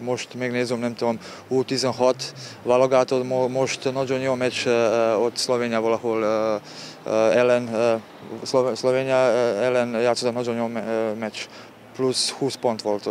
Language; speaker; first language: Hungarian; non-native, learner; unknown